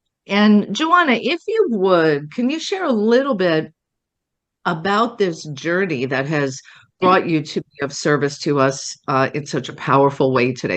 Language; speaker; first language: English; native; English